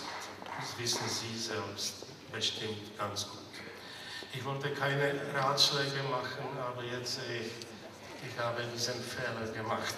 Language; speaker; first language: German; non-native, fluent; Czech